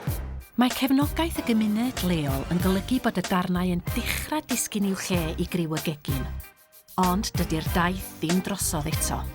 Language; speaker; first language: Welsh; native; Welsh